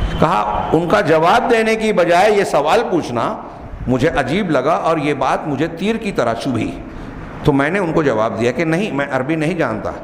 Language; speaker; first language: Urdu; native; Urdu